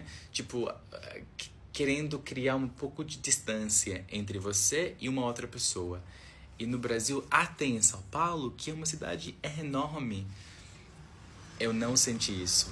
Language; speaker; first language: Portuguese; non-native, fluent; English